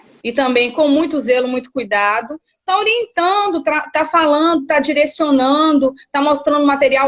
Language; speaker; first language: Portuguese; native; Portuguese